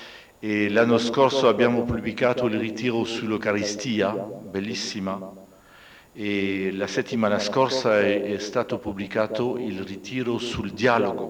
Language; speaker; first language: Italian; non-native, fluent; French